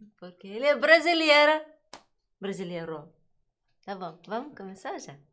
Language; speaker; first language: Portuguese; non-native, learner; Russian